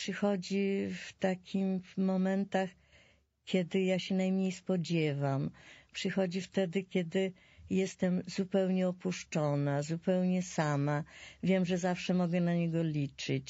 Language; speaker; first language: Polish; native; Polish